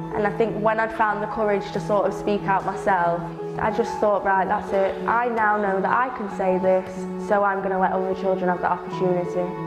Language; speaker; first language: English; native; English